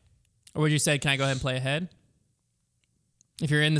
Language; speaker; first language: English; native; English